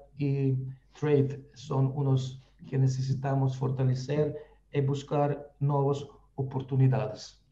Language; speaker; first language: Spanish; non-native, fluent; Slovenian